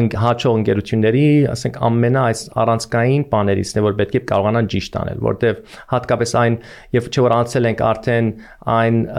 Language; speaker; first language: Armenian; early bilingual, heritage; Armenian